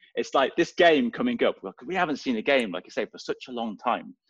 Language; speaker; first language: English; native; English